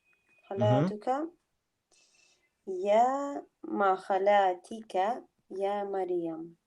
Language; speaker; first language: Arabic; non-native, learner; English